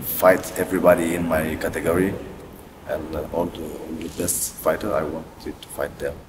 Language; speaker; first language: English; non-native, learner; French